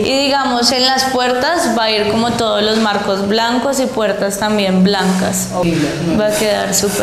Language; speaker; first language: Spanish; native; Spanish